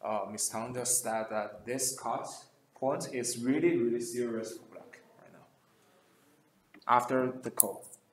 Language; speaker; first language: English; non-native, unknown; Chinese